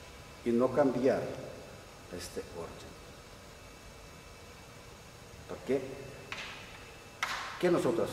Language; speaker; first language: Spanish; non-native, learner; Russian